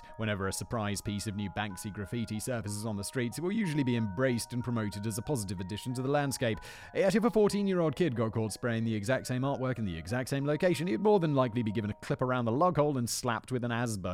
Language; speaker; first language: English; native; English